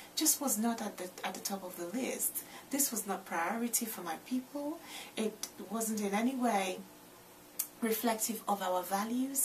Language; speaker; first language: English; non-native, local second language; Igbo